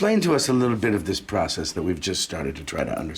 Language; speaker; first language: English; native; English